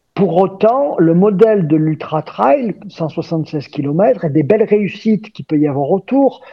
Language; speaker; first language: French; native; French